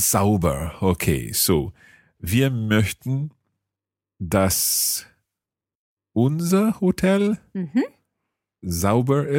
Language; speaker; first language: German; non-native, learner; English